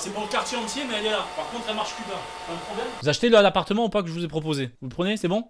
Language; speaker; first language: French; native; French